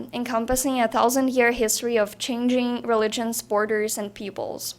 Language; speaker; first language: English; non-native, fluent; Ukrainian